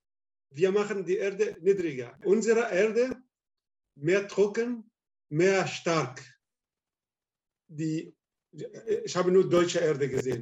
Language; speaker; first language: German; non-native, learner; Arabic